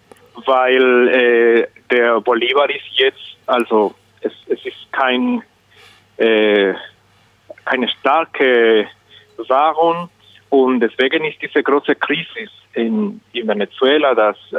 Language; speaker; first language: German; non-native, learner; Spanish